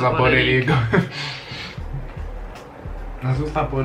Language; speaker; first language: Basque; non-native, local second language; Spanish